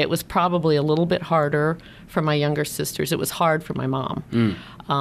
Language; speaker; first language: English; native; English